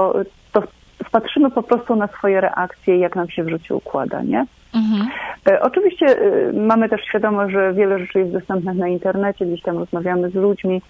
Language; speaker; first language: Polish; native; Polish